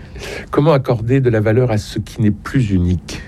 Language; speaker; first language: French; native; French